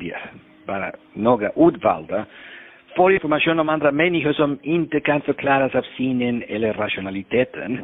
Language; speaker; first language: Swedish; non-native, fluent; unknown